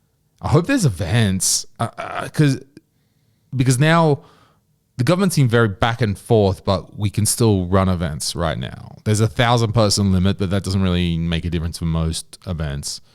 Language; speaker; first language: English; native; English